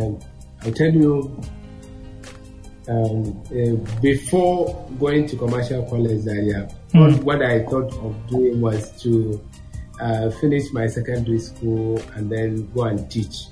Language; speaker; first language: English; non-native, local second language; Hausa